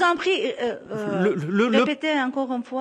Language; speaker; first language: French; non-native, local second language; Armenian